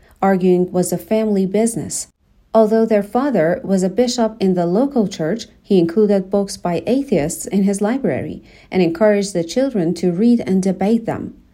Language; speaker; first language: English; non-native, fluent; Persian